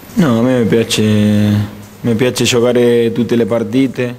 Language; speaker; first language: Italian; non-native, fluent; Spanish